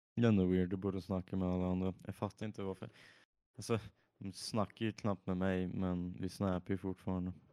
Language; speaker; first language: Swedish; native; Swedish